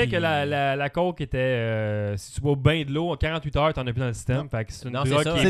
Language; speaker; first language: French; native; French